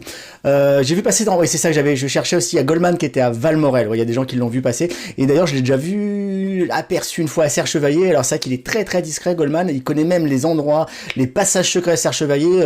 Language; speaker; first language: French; native; French